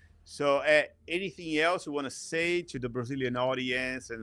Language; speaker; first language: English; non-native, fluent; Portuguese